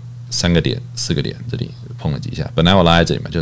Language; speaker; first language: Chinese; native; Chinese